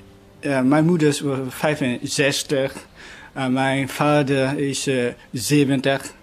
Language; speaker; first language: Dutch; non-native, learner; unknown